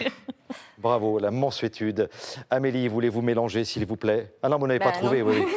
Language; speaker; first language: French; native; French